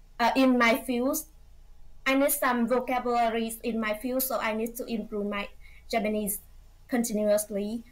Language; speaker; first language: English; non-native, fluent; Vietnamese